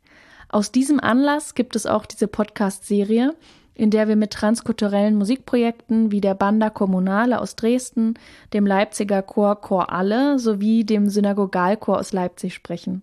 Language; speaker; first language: German; native; German